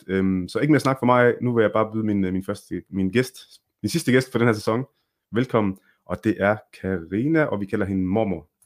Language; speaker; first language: Danish; early bilingual, other home language; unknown